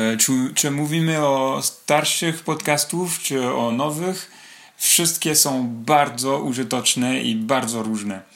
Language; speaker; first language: Polish; non-native, learner; French